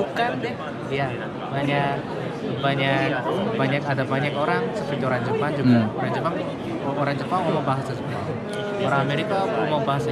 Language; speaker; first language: Indonesian; non-native, learner; Japanese